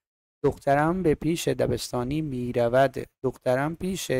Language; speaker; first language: Persian; non-native, fluent; Urdu